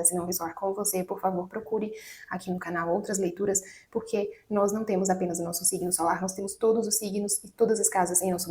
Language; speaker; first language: Portuguese; native; Portuguese